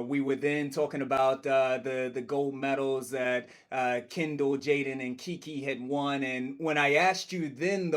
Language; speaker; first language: English; native; English